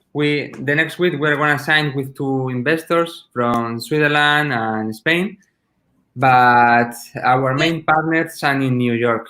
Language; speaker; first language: English; non-native, learner; Spanish